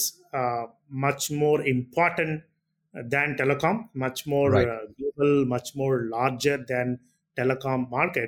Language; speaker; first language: English; non-native, local second language; Tamil